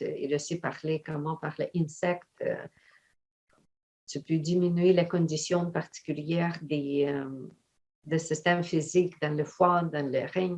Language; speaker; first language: French; non-native, fluent; Ukrainian